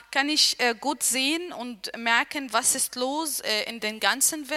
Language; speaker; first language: German; non-native, learner; Arabic